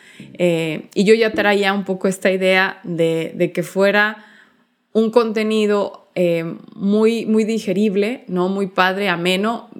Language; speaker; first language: Spanish; native; Spanish